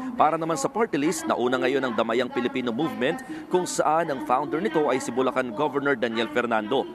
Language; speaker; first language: Filipino; native; Filipino